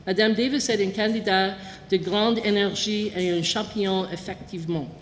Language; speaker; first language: French; non-native, local second language; English